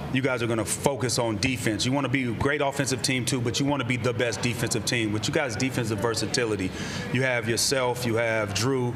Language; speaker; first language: English; native; English